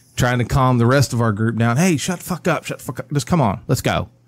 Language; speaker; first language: English; native; English